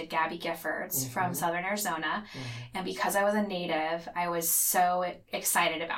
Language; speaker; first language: English; native; English